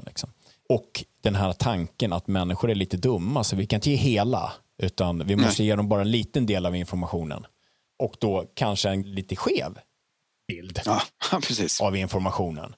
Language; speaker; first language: Swedish; native; Swedish